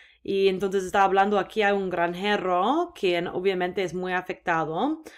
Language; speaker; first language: Spanish; non-native, fluent; English